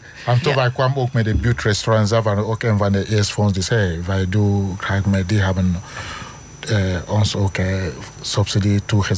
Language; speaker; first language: Dutch; non-native, fluent; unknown